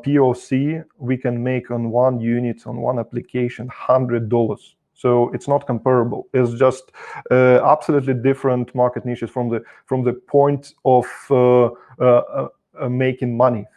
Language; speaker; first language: English; non-native, fluent; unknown